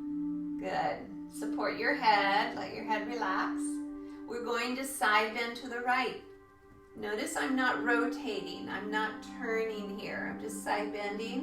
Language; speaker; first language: English; native; English